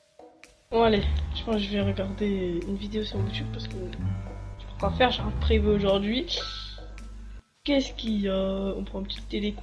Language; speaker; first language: French; native; French